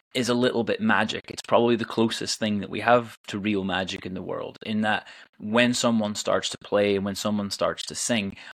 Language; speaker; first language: English; native; English